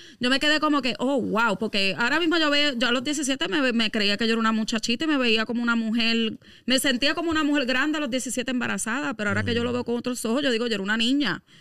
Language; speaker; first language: Spanish; native; Spanish